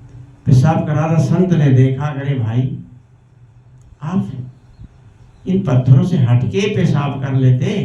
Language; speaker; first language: Hindi; native; Hindi